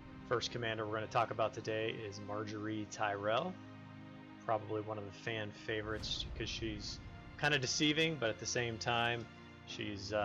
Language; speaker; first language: English; native; English